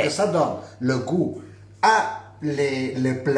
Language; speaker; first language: French; non-native, fluent; Spanish